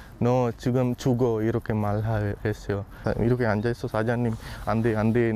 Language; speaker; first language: Korean; non-native, learner; Sinhala